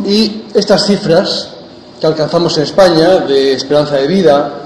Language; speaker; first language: Spanish; native; Spanish